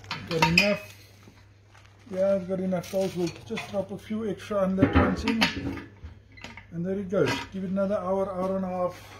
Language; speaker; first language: English; non-native, local second language; Afrikaans